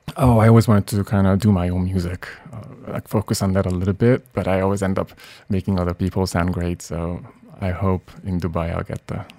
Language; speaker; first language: English; non-native, fluent; Hungarian